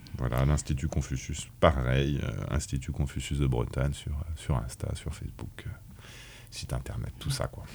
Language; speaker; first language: French; native; French